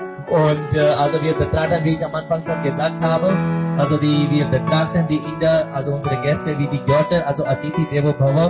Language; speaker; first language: German; non-native, learner; Hindi